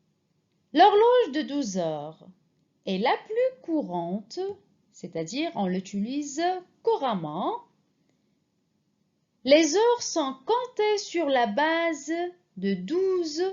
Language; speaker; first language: French; non-native, fluent; Arabic